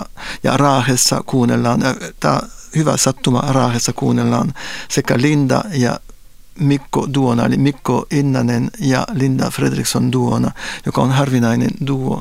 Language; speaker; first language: Finnish; non-native, fluent; French